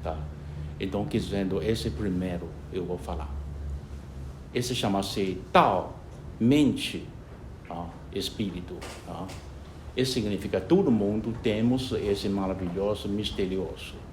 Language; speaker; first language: Portuguese; non-native, fluent; Chinese